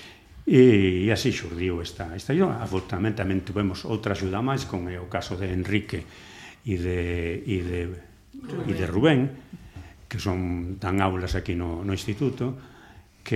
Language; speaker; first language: Galician; non-native, local second language; Spanish